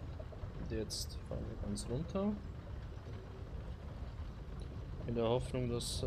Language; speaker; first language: German; native; German